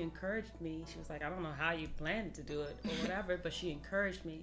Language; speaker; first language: English; native; English